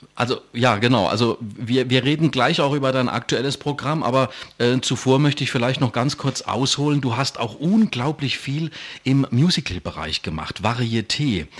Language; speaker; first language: German; native; German